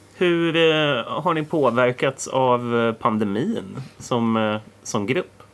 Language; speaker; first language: Swedish; native; Swedish